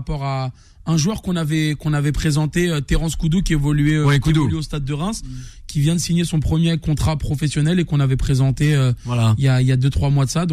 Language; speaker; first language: French; native; French